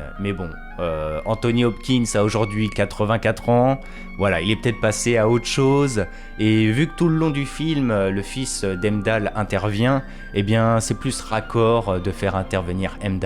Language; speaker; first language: French; native; French